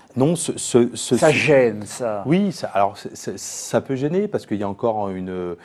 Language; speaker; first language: French; native; French